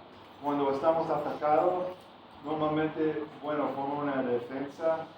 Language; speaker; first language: Spanish; non-native, fluent; English